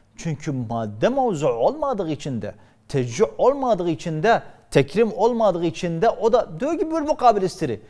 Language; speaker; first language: Turkish; native; Turkish